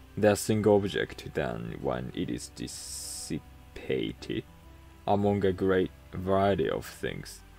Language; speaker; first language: English; non-native, fluent; Japanese